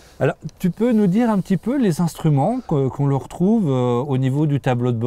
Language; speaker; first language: French; native; French